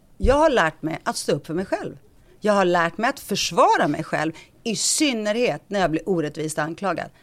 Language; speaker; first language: Swedish; early bilingual, other home language; Greek